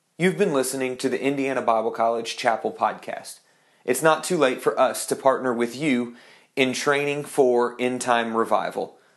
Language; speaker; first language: English; native; English